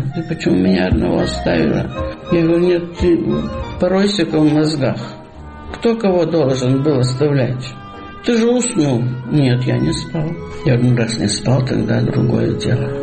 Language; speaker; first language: Russian; native; Russian